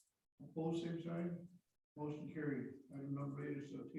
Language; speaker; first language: English; native; English